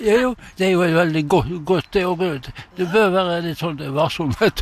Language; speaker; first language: Norwegian; native; Norwegian